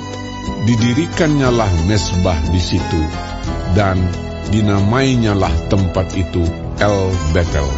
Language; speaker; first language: Indonesian; native; Indonesian